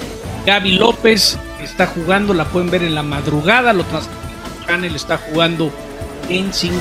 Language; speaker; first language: Spanish; native; Spanish